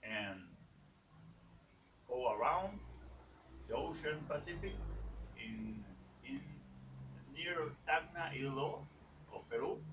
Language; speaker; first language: English; non-native, learner; Spanish